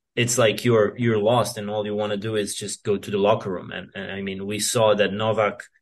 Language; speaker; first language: English; non-native, fluent; Serbian